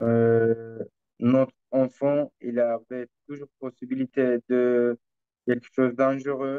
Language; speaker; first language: French; non-native, learner; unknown